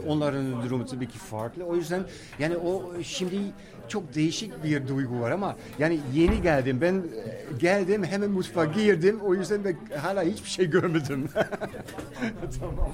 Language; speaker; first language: Turkish; non-native, fluent; Dutch